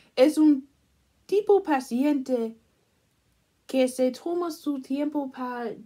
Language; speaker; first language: Spanish; non-native, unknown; English